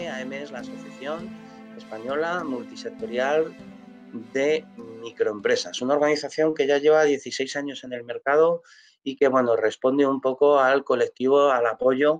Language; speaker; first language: Spanish; native; Spanish